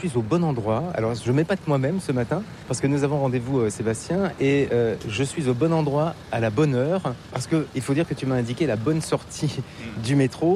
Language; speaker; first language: French; native; French